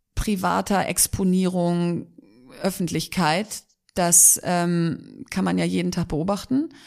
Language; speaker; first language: German; native; German